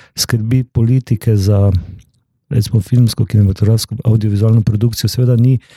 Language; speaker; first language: Slovenian; native; Slovenian